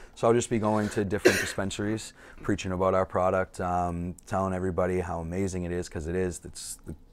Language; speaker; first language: English; native; English